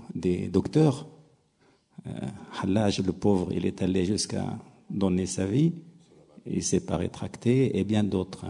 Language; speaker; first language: French; non-native, local second language; Arabic